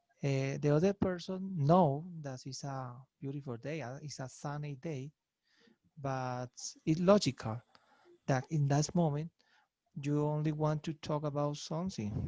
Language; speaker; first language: English; non-native, learner; Spanish